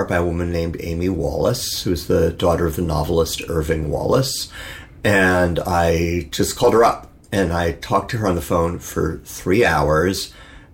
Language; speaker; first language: English; native; English